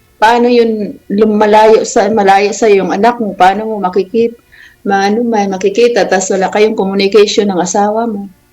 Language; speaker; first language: Filipino; non-native, local second language; Waray